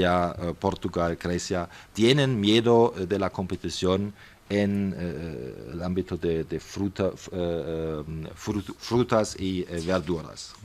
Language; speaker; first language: Spanish; non-native, fluent; German